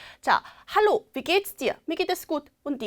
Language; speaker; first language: German; non-native, fluent; Korean